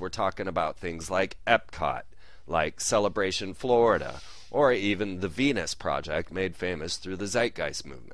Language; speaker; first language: English; native; English